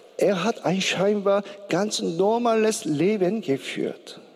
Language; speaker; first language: German; non-native, learner; Korean